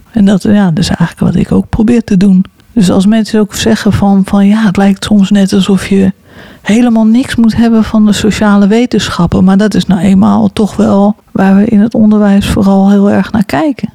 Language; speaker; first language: Dutch; native; Dutch